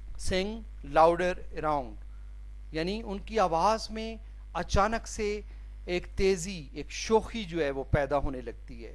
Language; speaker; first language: Urdu; non-native, local second language; Saraiki